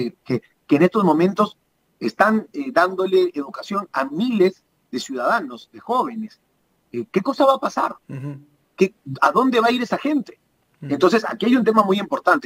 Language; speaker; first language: Spanish; native; Spanish